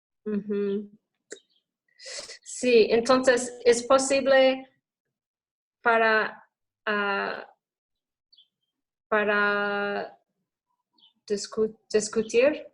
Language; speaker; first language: Spanish; non-native, learner; English